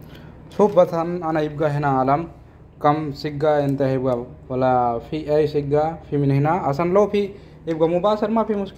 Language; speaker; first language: Arabic; non-native, learner; Hindi